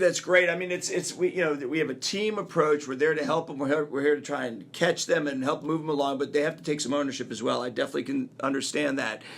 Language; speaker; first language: English; native; English